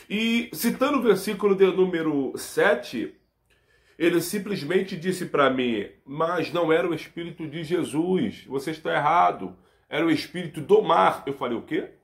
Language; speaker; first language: Portuguese; native; Portuguese